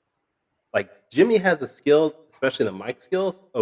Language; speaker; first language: English; native; English